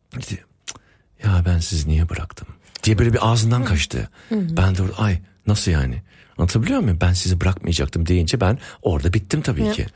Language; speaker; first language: Turkish; early bilingual, heritage; Turkish